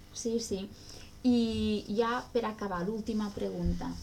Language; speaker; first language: Catalan; native; Catalan